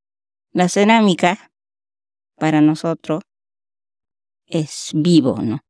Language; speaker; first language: Spanish; non-native, local second language; Shipibo-Conibo